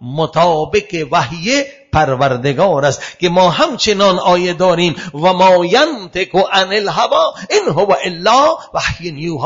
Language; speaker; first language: Persian; non-native, fluent; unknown